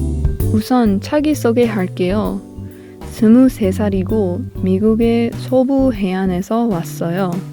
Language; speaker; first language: Korean; non-native, learner; English